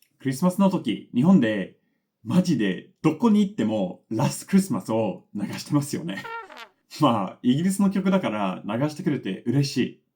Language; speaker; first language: Japanese; non-native, fluent; English